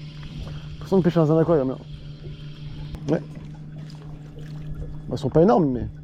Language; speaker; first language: French; native; French